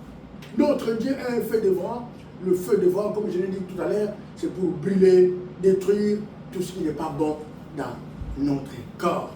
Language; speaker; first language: French; non-native, local second language; Lingala